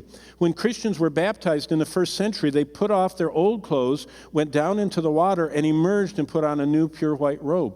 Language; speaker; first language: English; native; English